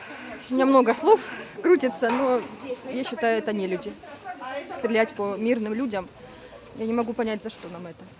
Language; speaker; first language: Russian; native; Russian